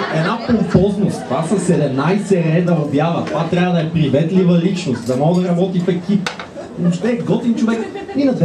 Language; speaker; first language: Bulgarian; native; Bulgarian